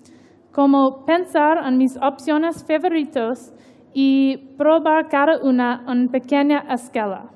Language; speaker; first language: Spanish; non-native, learner; English